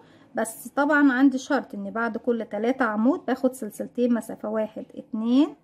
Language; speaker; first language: Arabic; native; Arabic